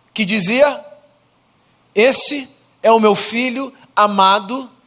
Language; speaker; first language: Portuguese; native; Portuguese